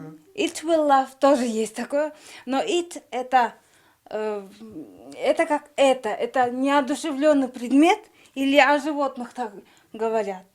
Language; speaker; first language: Russian; non-native, local second language; Kyrgyz